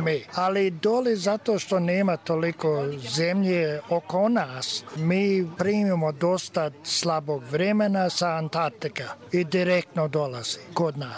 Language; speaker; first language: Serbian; early bilingual, heritage; Serbian